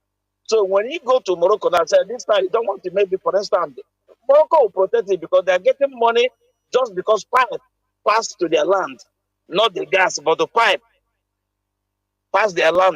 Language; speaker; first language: English; non-native, local second language; Igbo